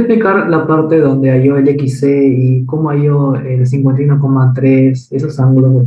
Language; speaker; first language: Spanish; native; Spanish